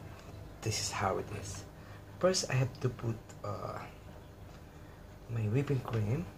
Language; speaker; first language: English; non-native, local second language; Filipino